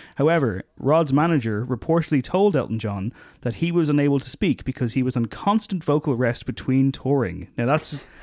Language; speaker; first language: English; native; English